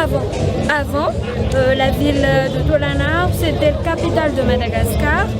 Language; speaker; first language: French; non-native, local second language; Malagasy